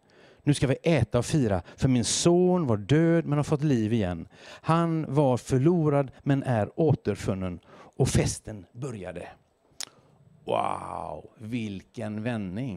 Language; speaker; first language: Swedish; native; Swedish